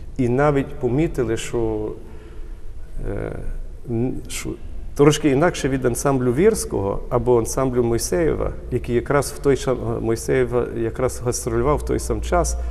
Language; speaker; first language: Ukrainian; early bilingual, heritage; Ukrainian